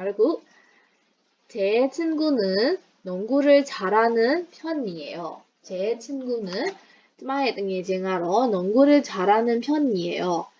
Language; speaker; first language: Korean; non-native, fluent; Burmese